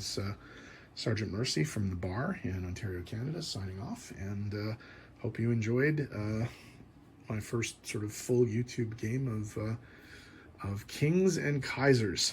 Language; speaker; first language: English; native; English